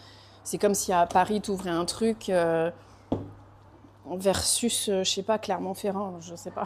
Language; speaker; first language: French; native; French